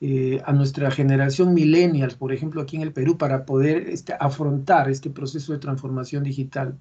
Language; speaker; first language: Spanish; native; Spanish